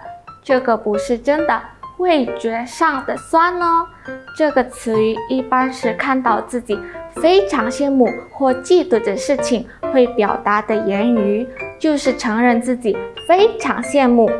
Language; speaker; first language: Chinese; non-native, learner; Indonesian